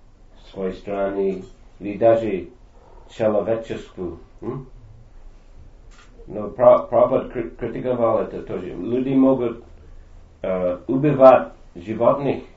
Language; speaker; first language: Russian; non-native, fluent; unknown